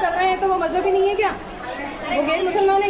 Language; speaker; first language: Hindi; native; Hindi